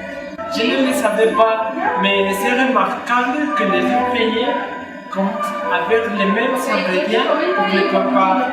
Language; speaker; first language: French; non-native, learner; Spanish